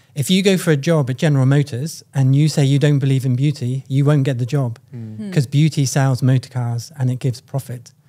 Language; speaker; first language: English; native; English